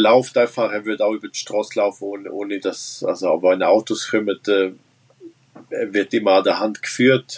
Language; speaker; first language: German; non-native, local second language; Romansh